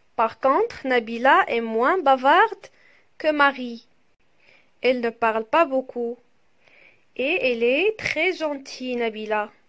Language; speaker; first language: French; non-native, local second language; Arabic